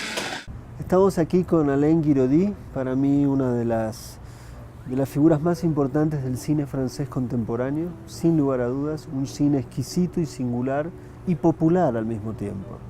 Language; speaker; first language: Spanish; native; Spanish